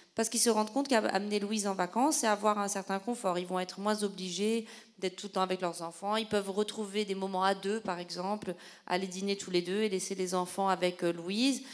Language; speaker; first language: French; native; French